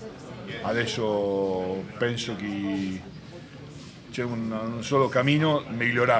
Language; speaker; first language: Italian; non-native, learner; Spanish